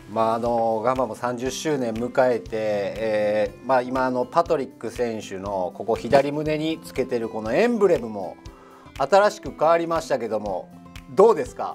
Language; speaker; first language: Japanese; native; Japanese